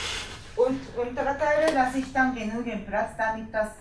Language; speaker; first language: German; non-native, learner; Japanese